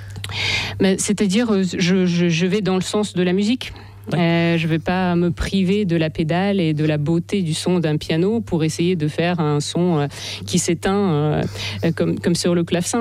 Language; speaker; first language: French; non-native, fluent; Russian